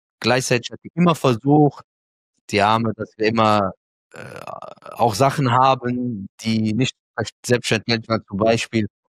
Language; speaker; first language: German; early bilingual, other home language; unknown